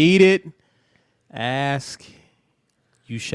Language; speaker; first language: English; native; English